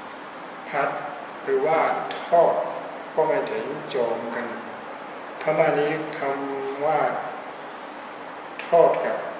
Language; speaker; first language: Thai; non-native, fluent; Burmese